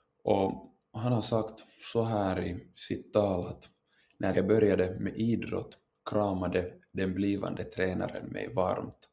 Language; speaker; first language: Swedish; non-native, local second language; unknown